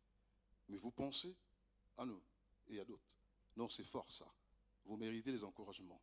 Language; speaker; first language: French; native; French